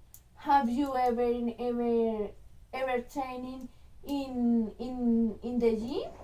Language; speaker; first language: English; non-native, learner; Spanish